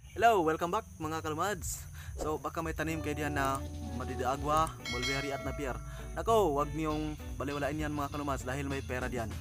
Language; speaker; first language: Filipino; non-native, local second language; Cebuano